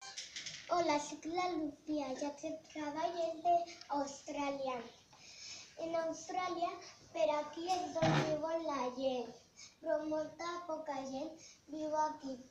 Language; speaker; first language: Catalan; non-native, local second language; Spanish